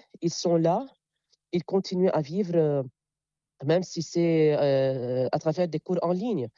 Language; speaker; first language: French; non-native, local second language; Arabic